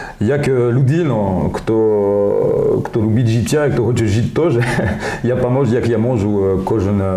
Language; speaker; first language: Ukrainian; non-native, learner; French